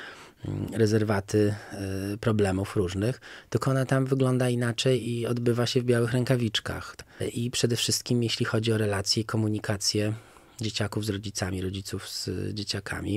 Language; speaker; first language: Polish; native; Polish